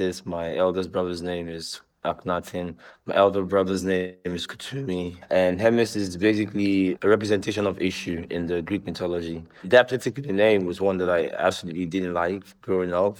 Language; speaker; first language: English; non-native, local second language; Igbo